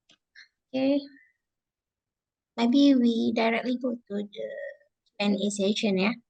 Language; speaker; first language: English; non-native, fluent; Indonesian